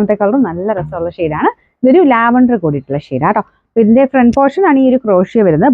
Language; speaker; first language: Malayalam; native; Malayalam